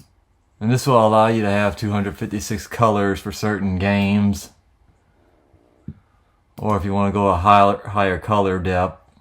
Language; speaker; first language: English; native; English